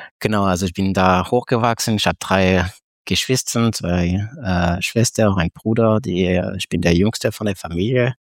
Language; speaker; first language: German; non-native, fluent; French